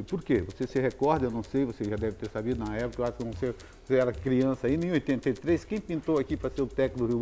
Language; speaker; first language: Portuguese; native; Portuguese